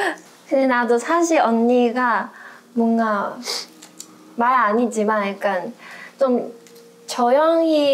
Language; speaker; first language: Korean; non-native, fluent; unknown